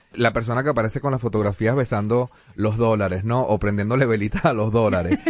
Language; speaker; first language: Spanish; native; Spanish